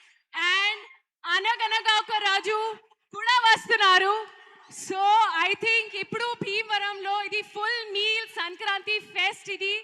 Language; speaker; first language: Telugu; non-native, learner; Hindi